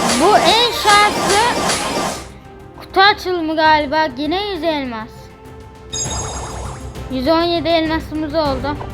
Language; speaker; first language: Turkish; native; Turkish